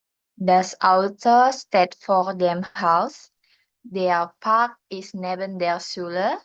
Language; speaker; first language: German; non-native, learner; Indonesian